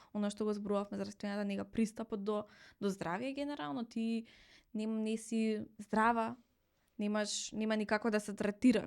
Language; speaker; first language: Macedonian; native; Macedonian